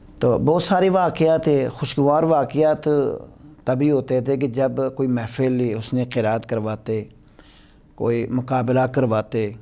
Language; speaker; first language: Urdu; non-native, local second language; Punjabi